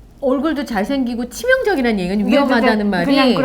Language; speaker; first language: Korean; native; Korean